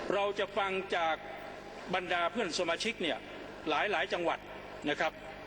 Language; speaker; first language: Thai; non-native, local second language; Pattani Malay